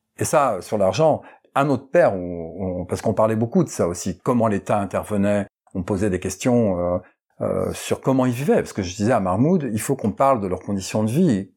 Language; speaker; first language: French; native; French